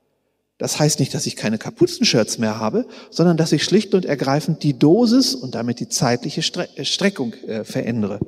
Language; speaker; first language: German; native; German